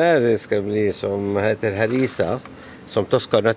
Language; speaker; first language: Swedish; non-native, learner; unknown